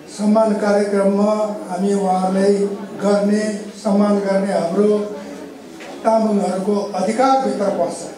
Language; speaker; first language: Nepali; non-native, local second language; Eastern Tamang